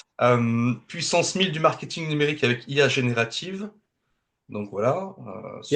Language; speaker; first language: French; native; French